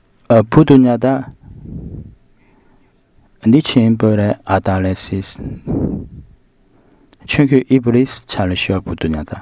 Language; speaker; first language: Turkish; non-native, fluent; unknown